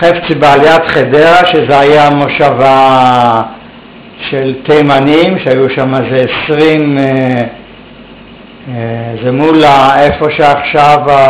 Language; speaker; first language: Hebrew; early bilingual, other home language; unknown